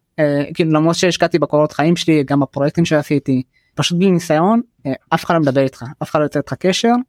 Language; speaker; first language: Hebrew; early bilingual, other home language; Amharic